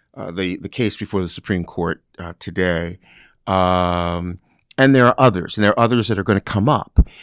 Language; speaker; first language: English; native; English